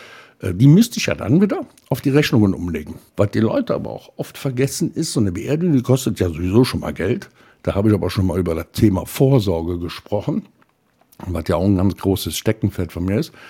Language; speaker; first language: German; native; German